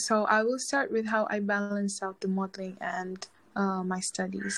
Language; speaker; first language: English; non-native, local second language; Swahili